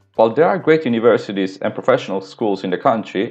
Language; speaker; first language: English; non-native, fluent; Italian